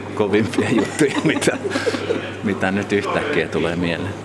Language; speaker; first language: Finnish; native; Finnish